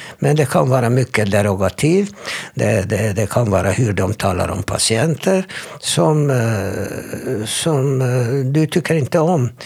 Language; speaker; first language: Swedish; non-native, fluent; Hebrew